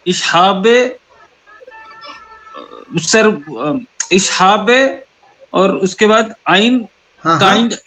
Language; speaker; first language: German; non-native, learner; Hindi